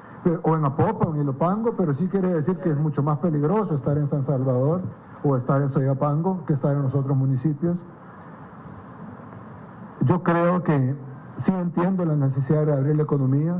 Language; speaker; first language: Spanish; native; Spanish